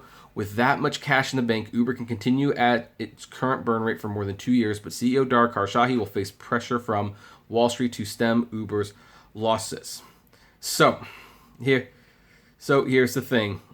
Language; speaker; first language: English; native; English